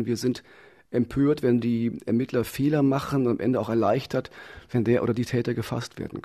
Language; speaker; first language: German; native; German